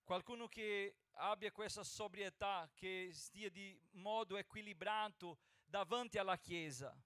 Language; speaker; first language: Italian; non-native, fluent; Portuguese